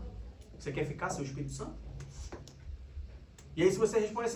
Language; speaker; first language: Portuguese; native; Portuguese